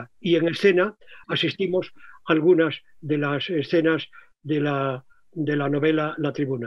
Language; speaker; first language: Spanish; native; Spanish